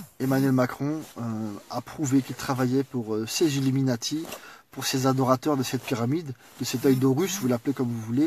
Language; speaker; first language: French; native; French